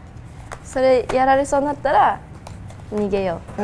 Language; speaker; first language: Japanese; native; Japanese